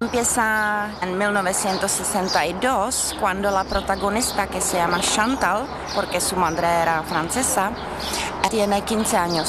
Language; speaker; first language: Spanish; non-native, learner; Czech